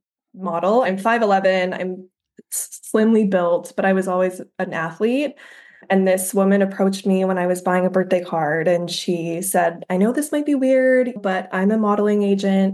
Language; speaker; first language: English; native; English